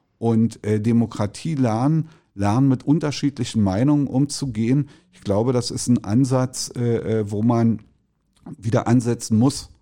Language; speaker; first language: German; native; German